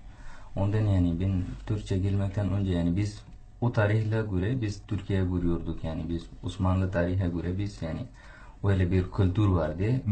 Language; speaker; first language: Turkish; non-native, fluent; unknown